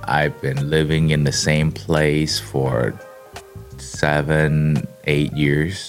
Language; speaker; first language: English; non-native, local second language; Cantonese